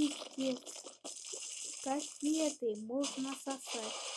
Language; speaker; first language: Russian; early bilingual, heritage; Russian